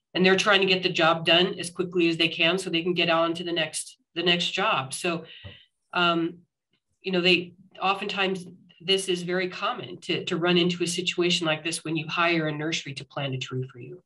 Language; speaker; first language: English; native; English